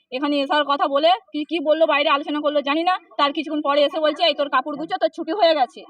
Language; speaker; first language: Bangla; non-native, local second language; Hindi